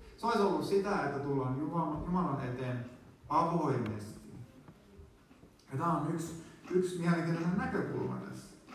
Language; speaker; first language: Finnish; native; Finnish